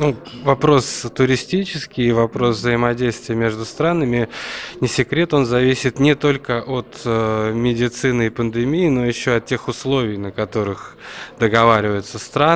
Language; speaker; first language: Russian; native; Russian